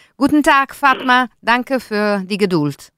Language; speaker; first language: German; non-native, learner; Italian